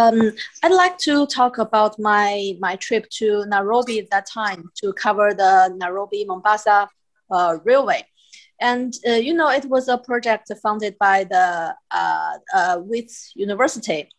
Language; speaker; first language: English; non-native, fluent; Chinese